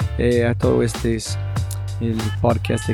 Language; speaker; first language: Spanish; non-native, fluent; English